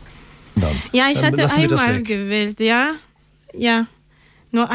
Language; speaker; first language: German; non-native, learner; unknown